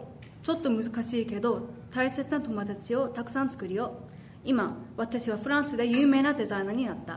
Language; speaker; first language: Japanese; non-native, learner; English